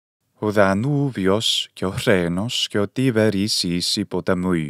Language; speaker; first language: Greek; non-native, fluent; English